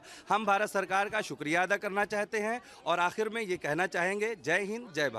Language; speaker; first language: Hindi; native; Hindi